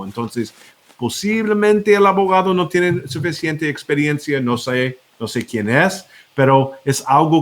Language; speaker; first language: Spanish; non-native, fluent; English